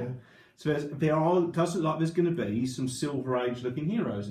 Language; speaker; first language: English; native; English